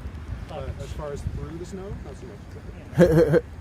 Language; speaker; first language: English; native; English